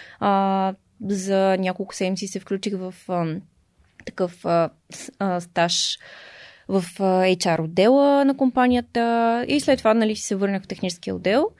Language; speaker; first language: Bulgarian; native; Bulgarian